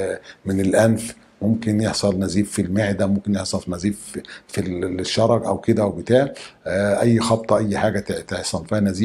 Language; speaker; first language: Arabic; native; Arabic